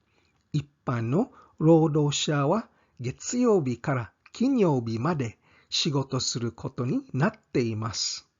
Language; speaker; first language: Japanese; non-native, fluent; English